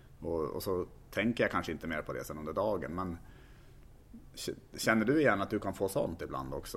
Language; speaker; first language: Swedish; native; Swedish